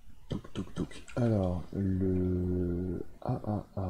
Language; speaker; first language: French; native; French